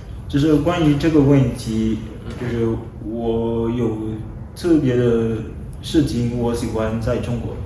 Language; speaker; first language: Chinese; non-native, learner; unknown